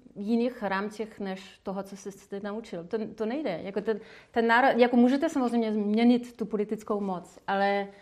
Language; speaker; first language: Czech; non-native, fluent; French